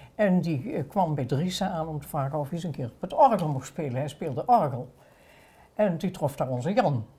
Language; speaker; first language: Dutch; native; Dutch